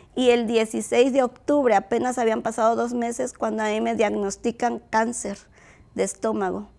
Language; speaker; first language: Spanish; native; Spanish